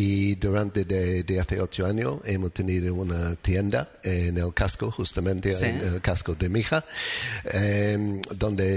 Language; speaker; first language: Spanish; non-native, fluent; English